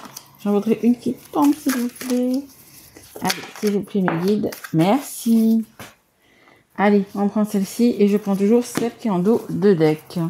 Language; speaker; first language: French; native; French